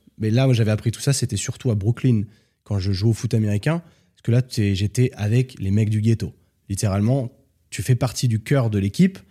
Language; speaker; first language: French; native; French